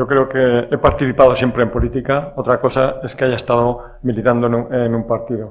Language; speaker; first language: Spanish; native; Spanish